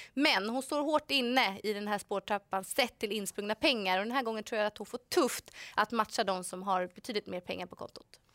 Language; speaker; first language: Swedish; native; Swedish